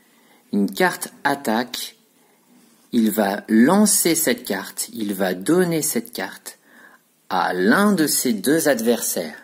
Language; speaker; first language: French; native; French